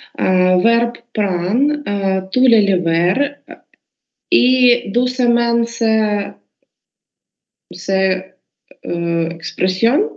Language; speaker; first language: French; non-native, learner; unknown